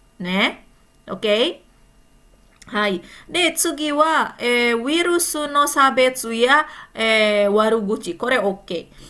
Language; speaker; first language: Japanese; non-native, fluent; Indonesian